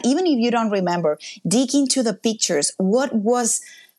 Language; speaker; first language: English; non-native, fluent; Spanish